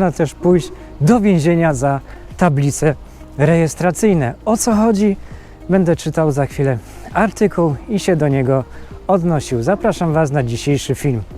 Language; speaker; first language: Polish; native; Polish